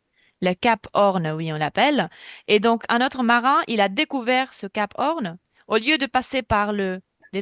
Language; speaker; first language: French; non-native, fluent; Russian